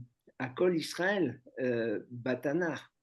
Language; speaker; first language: Hebrew; non-native, learner; French